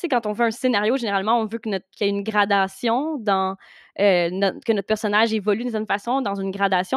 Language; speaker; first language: French; native; French